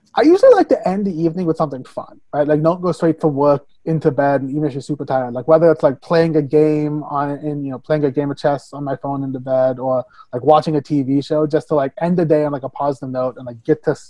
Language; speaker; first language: English; native; English